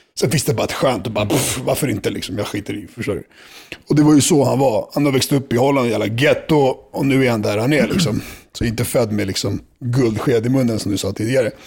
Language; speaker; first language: Swedish; early bilingual, other home language; Serbian